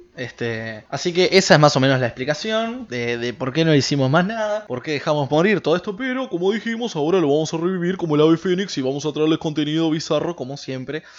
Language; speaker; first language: Spanish; native; Spanish